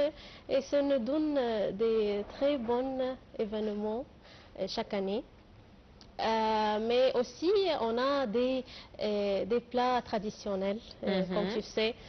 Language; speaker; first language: French; non-native, fluent; Arabic